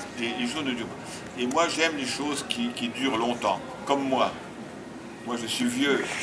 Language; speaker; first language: French; native; French